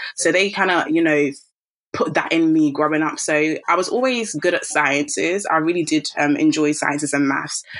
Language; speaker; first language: English; early bilingual, other home language; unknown